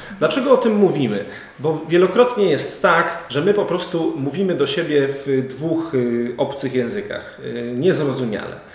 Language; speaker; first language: Polish; native; Polish